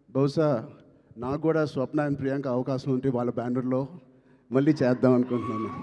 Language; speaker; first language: Telugu; native; Telugu